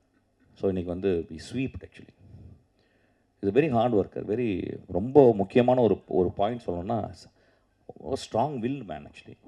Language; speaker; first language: Tamil; native; Tamil